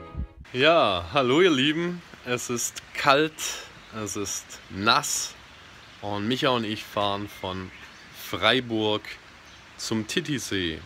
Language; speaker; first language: German; native; German